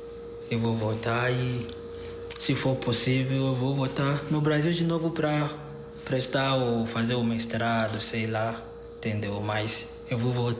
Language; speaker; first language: Portuguese; non-native, fluent; Akan